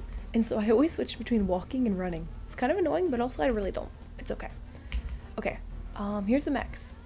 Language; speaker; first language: English; native; English